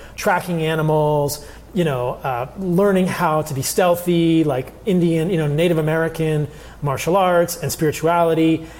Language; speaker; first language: English; early bilingual, other home language; Italian